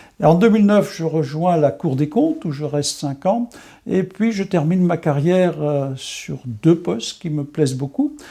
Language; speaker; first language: French; non-native, local second language; Swiss German